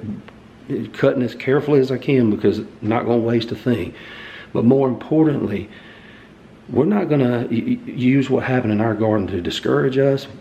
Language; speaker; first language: English; native; English